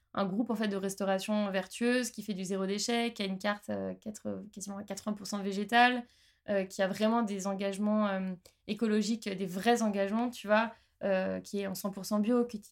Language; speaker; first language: French; native; French